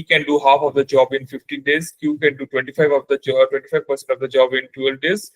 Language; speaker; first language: English; non-native, local second language; Bangla